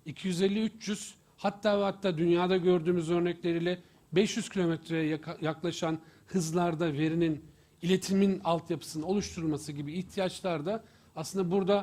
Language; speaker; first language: Turkish; native; Turkish